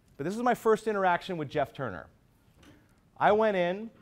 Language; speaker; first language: English; native; English